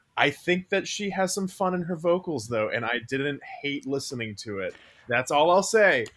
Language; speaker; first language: English; native; English